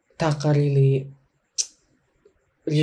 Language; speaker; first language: English; non-native, learner; Indonesian